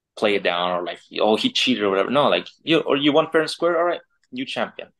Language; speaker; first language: English; native; English